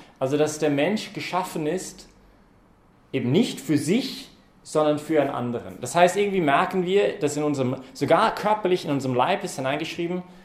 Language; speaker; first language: German; non-native, fluent; English